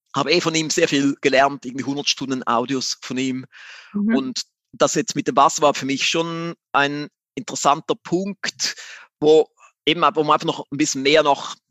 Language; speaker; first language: German; native; German